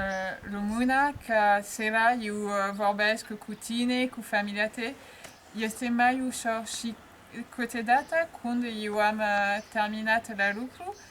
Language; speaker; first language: Romanian; non-native, learner; French